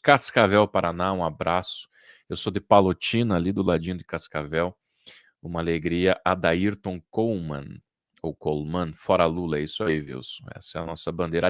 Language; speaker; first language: Portuguese; native; Portuguese